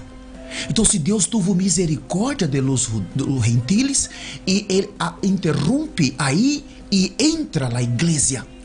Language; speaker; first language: Spanish; non-native, learner; Portuguese